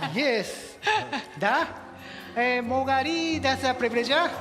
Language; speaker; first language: Bulgarian; non-native, learner; Japanese